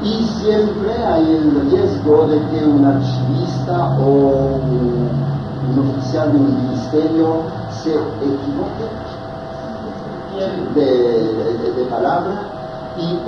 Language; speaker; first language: Spanish; non-native, fluent; French